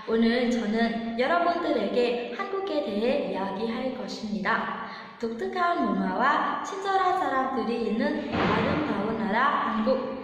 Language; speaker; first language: Korean; non-native, fluent; Vietnamese